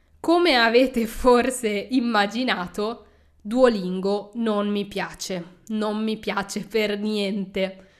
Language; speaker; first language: Italian; native; Italian